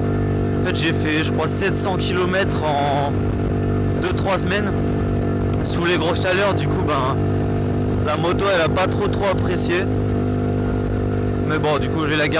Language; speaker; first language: French; native; French